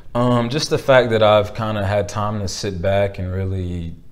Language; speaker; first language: English; native; English